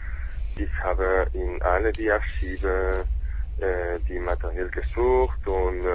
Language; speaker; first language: German; non-native, learner; Spanish